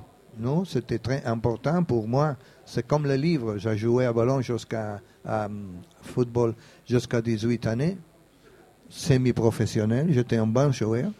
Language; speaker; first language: French; non-native, fluent; Italian